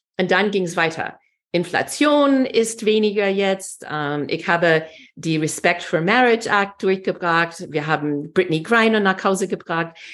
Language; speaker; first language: German; non-native, fluent; English